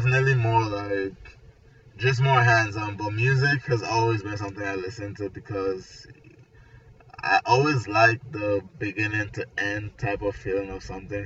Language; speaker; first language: English; non-native, local second language; Igbo